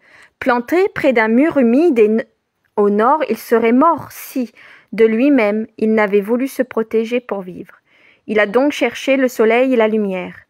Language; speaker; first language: French; native; French